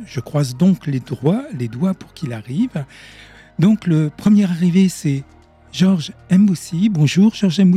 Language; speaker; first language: French; native; French